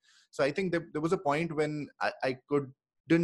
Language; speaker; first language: English; non-native, local second language; Hindi